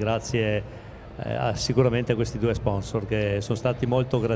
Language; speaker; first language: Italian; native; Italian